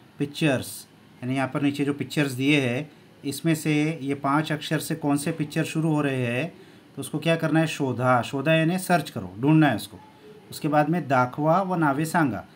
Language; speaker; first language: Hindi; native; Hindi